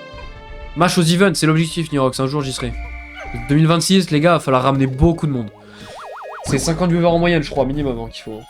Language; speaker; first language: French; native; French